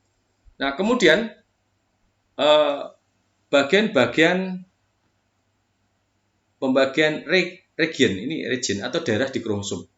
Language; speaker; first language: Indonesian; native; Indonesian